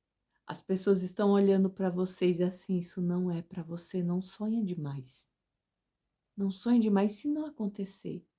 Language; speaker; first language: Portuguese; native; Portuguese